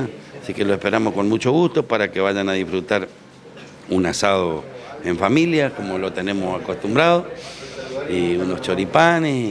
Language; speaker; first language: Spanish; native; Spanish